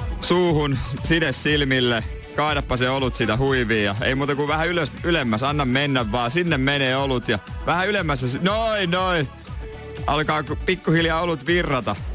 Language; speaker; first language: Finnish; native; Finnish